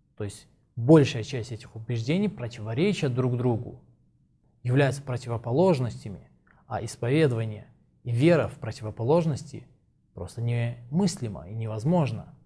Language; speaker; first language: Russian; non-native, local second language; Azerbaijani